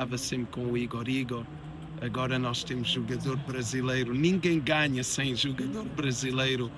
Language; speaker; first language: Portuguese; early bilingual, heritage; English